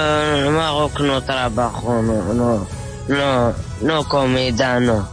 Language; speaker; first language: Spanish; non-native, learner; Arabic